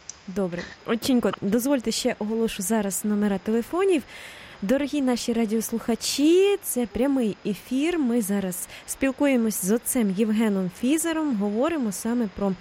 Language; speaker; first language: Ukrainian; native; Ukrainian